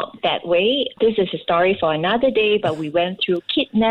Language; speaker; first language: English; non-native, local second language; Cantonese